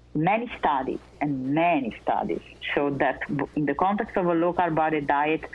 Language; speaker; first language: English; non-native, fluent; Italian